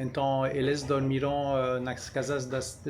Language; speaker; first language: Portuguese; non-native, learner; French